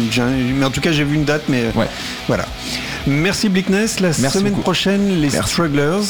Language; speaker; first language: French; native; French